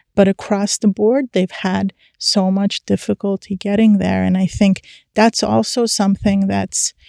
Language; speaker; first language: English; early bilingual, other home language; Persian